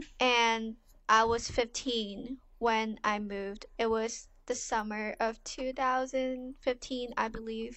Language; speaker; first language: English; non-native, local second language; Cantonese